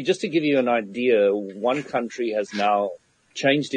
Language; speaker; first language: English; native; English